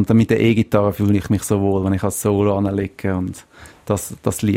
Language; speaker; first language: German; native; German